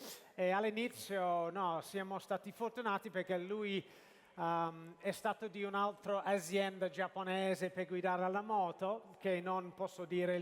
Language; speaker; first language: Italian; non-native, fluent; English